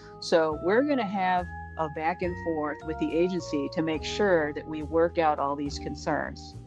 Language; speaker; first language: English; native; English